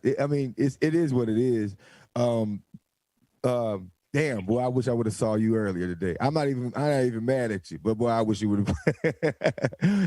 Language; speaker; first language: English; native; English